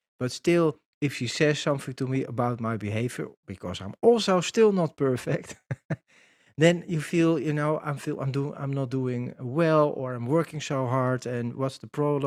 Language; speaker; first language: English; non-native, fluent; Dutch